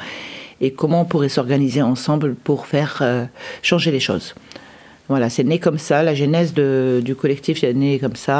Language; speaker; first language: French; early bilingual, other home language; Arabic